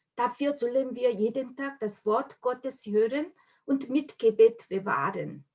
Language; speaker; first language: German; non-native, fluent; Korean